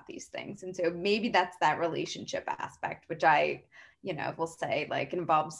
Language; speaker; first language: English; native; English